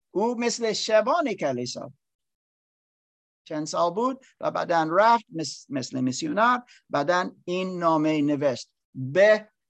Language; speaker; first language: Persian; non-native, learner; English